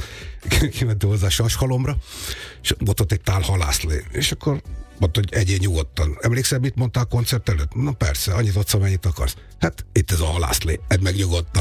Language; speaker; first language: Hungarian; native; Hungarian